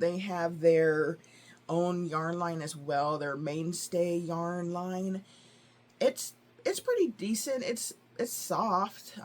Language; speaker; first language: English; native; English